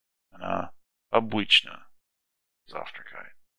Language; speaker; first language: Russian; non-native, fluent; English